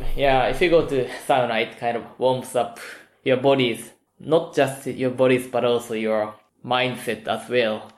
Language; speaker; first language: English; non-native, fluent; Japanese